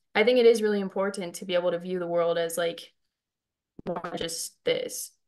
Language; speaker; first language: English; native; English